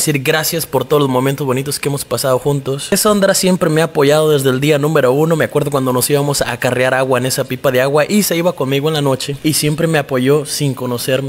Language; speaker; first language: Spanish; native; Spanish